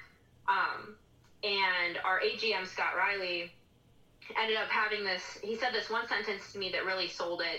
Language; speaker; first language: English; native; English